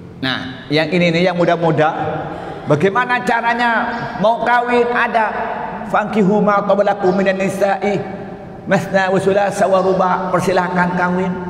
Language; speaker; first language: Indonesian; non-native, local second language; Madurese